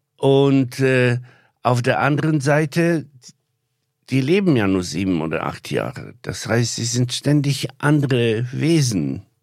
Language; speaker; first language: German; non-native, fluent; Polish